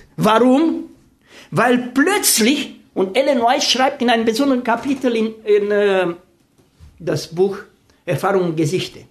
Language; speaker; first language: German; non-native, fluent; Romanian